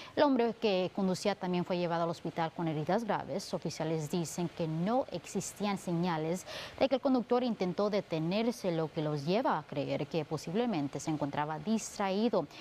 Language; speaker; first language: Spanish; early bilingual, heritage; Spanish